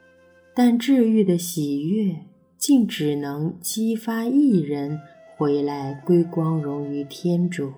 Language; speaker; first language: Chinese; native; Chinese